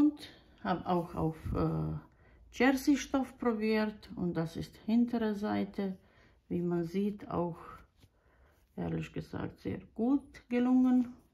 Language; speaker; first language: German; non-native, fluent; Croatian